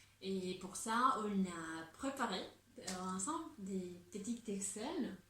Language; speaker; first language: French; non-native, fluent; Spanish